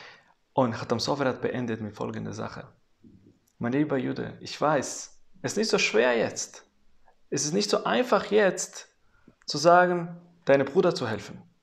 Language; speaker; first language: German; non-native, fluent; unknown